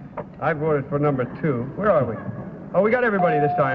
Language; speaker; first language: English; native; English